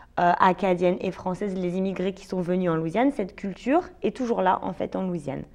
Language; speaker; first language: French; native; French